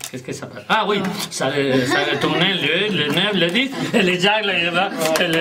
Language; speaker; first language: French; non-native, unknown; Spanish